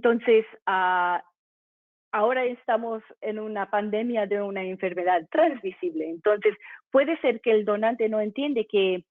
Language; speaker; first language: Spanish; non-native, fluent; English